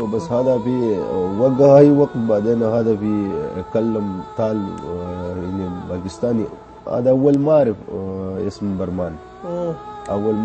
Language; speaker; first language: Arabic; non-native, learner; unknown